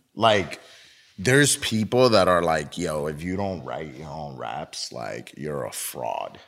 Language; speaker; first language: English; native; English